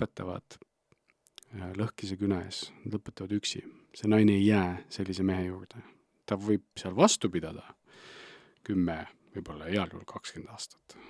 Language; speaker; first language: Estonian; native; Estonian